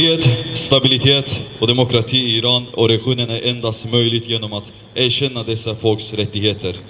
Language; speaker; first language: Swedish; non-native, fluent; Azerbaijani